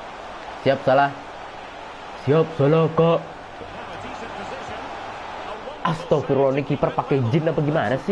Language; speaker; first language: Indonesian; native; Indonesian